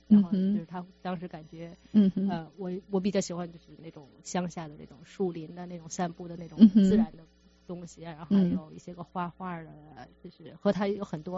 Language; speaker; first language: Chinese; native; Chinese